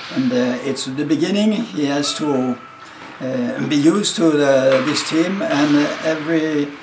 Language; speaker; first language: English; non-native, learner; French